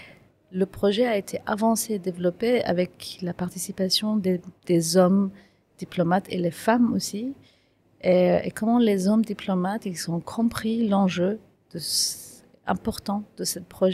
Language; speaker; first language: French; non-native, fluent; Kurdish